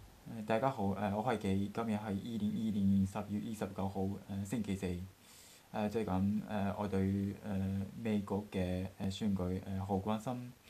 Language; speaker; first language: Chinese; non-native, learner; Japanese